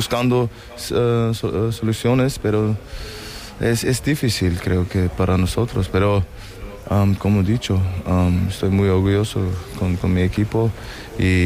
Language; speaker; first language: Spanish; non-native, learner; German